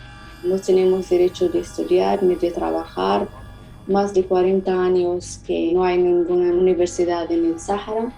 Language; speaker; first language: Spanish; non-native, fluent; Arabic